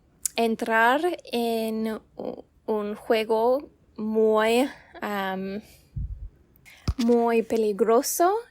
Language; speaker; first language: Spanish; non-native, learner; English